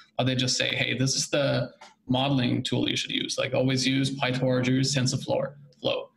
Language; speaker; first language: English; non-native, fluent; German